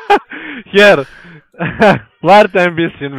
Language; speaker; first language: German; non-native, learner; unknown